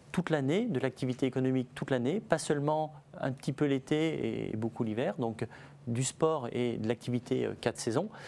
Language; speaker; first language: French; native; French